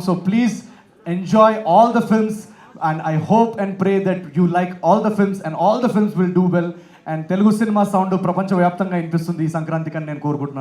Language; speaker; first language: Telugu; native; Telugu